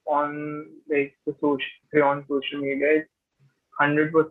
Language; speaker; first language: English; non-native, local second language; Hindi